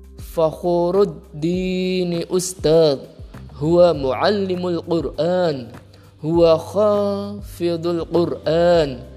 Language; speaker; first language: Arabic; non-native, learner; Indonesian